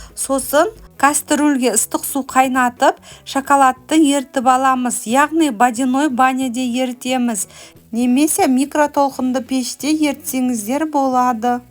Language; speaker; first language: Kazakh; native; Kazakh